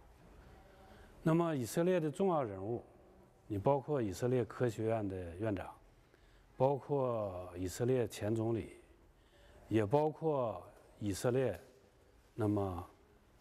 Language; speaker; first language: Chinese; native; Chinese